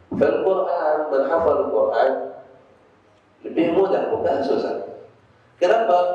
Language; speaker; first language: Indonesian; non-native, fluent; Arabic